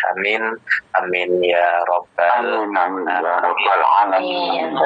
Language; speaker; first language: Indonesian; native; Indonesian